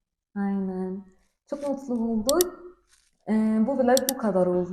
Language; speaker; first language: Turkish; non-native, learner; Persian